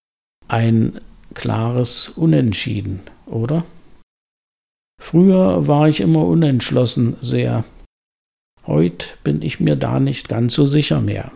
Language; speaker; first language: German; native; German